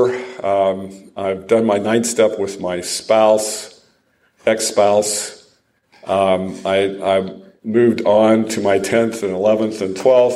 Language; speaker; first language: English; native; English